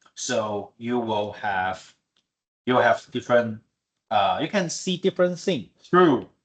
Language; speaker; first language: English; non-native, fluent; Chinese